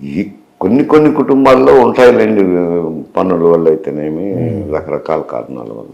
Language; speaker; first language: Telugu; native; Telugu